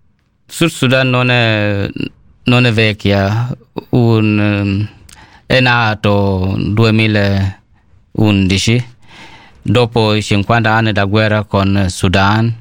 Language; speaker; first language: Italian; non-native, learner; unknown